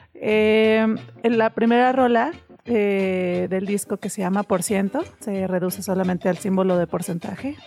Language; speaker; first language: Spanish; native; Spanish